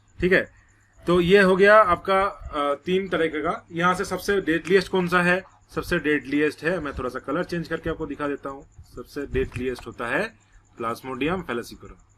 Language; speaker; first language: Hindi; non-native, local second language; Bangla